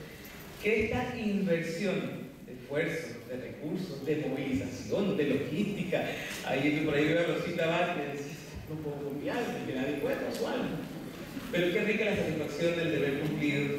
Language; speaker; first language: Spanish; native; Spanish